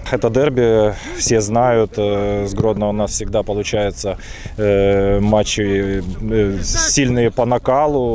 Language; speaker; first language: Russian; native; Russian